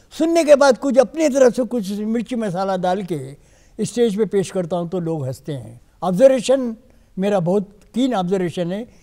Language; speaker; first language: Hindi; non-native, local second language; Urdu